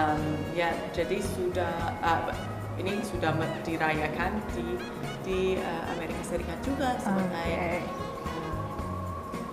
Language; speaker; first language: Indonesian; non-native, fluent; English